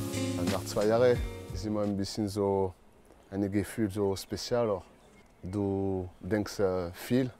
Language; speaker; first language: German; non-native, learner; French